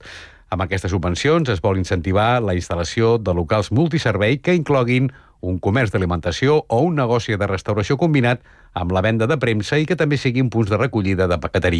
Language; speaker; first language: Catalan; native; Catalan